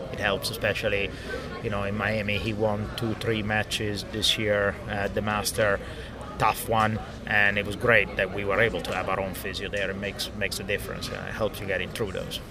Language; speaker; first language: English; non-native, fluent; Italian